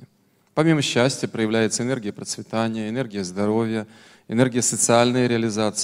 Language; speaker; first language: Russian; native; Russian